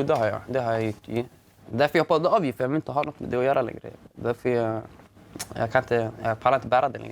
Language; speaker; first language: Swedish; early bilingual, other home language; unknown